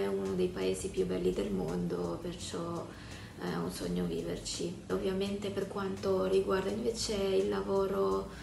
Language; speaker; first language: Italian; early bilingual, other home language; Filipino